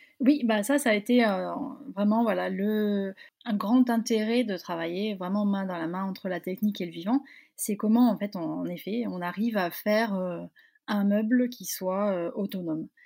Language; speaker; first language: French; native; French